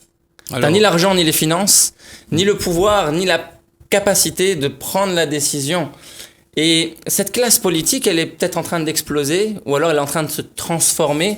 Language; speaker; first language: French; native; French